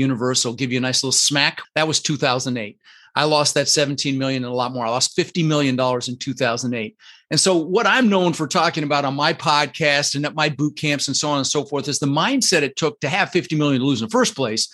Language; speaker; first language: English; early bilingual, other home language; Dutch